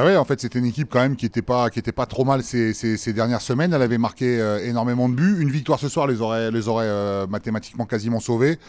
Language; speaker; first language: French; native; French